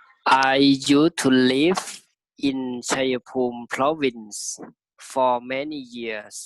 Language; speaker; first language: English; non-native, learner; Thai